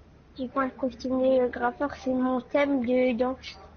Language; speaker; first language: French; native; French